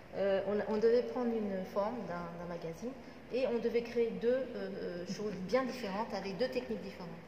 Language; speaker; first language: French; non-native, local second language; Arabic